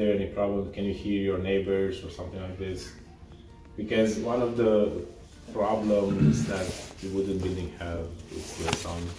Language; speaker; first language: English; non-native, fluent; Romanian